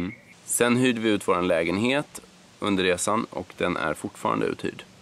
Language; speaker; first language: Swedish; native; Swedish